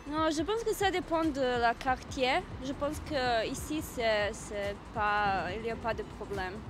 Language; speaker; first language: French; non-native, learner; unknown